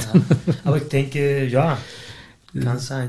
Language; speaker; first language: German; non-native, fluent; Spanish